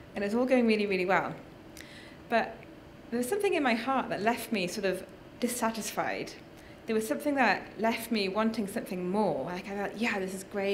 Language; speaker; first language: English; native; English